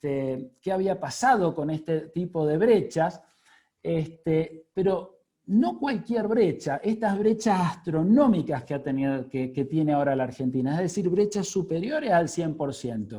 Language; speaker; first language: Spanish; native; Spanish